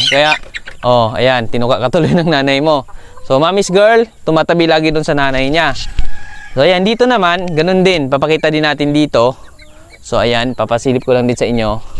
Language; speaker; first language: Filipino; non-native, local second language; Cebuano